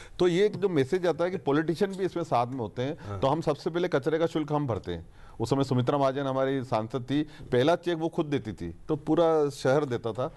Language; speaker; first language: Hindi; native; Hindi